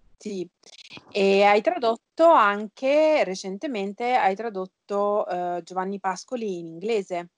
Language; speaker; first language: Italian; native; Italian